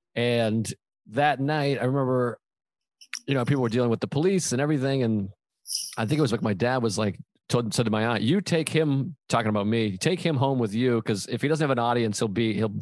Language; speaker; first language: English; native; English